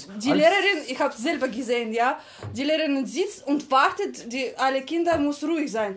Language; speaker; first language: German; non-native, learner; Russian